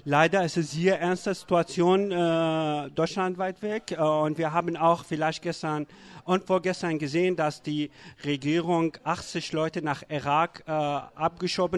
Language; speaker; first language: German; non-native, learner; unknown